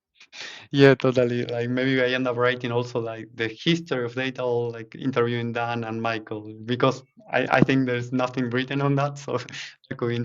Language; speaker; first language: English; non-native, fluent; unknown